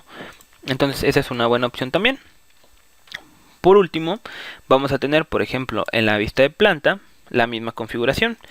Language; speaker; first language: Spanish; native; Spanish